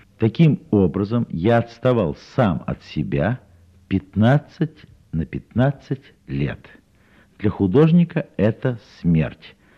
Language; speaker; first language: Russian; native; Russian